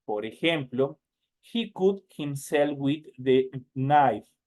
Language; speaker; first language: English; non-native, learner; Spanish